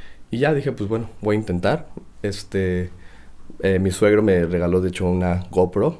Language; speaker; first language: Spanish; native; Spanish